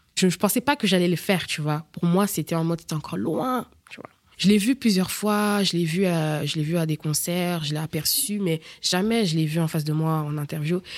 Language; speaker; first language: French; early bilingual, other home language; Bambara